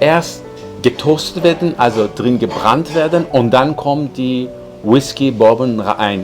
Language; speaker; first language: German; non-native, fluent; Persian